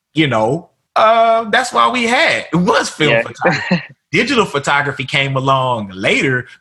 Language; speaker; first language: English; native; English